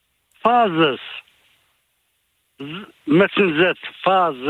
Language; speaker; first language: Dutch; non-native, fluent; Turkish